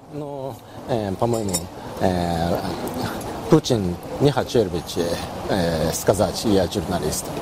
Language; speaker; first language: Russian; non-native, learner; Japanese